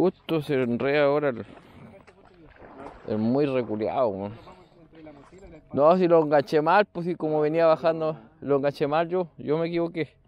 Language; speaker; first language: Spanish; native; Spanish